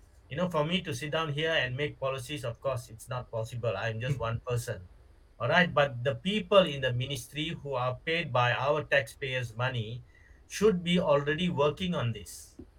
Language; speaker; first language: English; non-native, local second language; Tamil